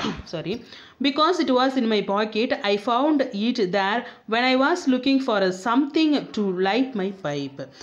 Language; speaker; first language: English; non-native, local second language; Tamil